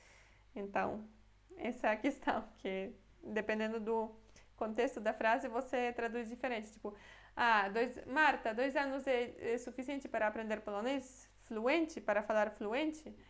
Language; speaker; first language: Portuguese; non-native, fluent; Polish